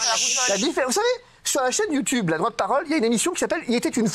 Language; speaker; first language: French; native; French